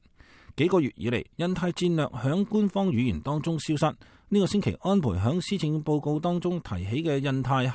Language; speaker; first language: Chinese; native; Chinese